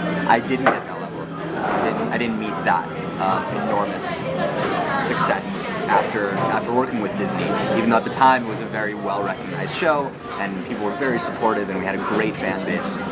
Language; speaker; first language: English; early bilingual, other home language; Hebrew